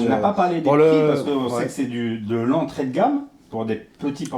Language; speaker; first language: French; native; French